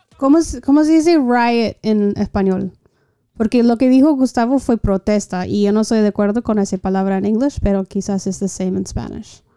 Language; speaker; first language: Spanish; non-native, fluent; English